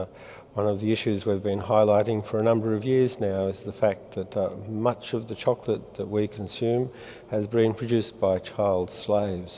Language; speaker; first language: English; native; English